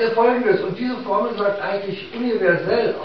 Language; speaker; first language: German; native; German